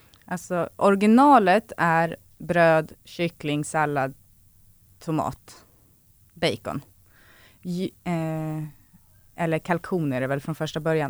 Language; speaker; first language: Swedish; native; Swedish